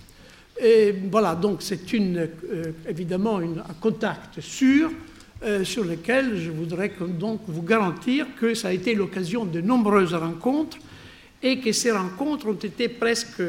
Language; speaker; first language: French; non-native, fluent; Italian